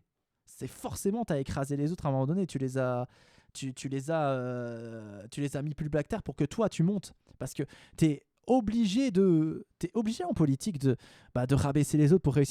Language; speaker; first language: French; native; French